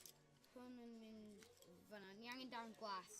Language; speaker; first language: Welsh; non-native, local second language; English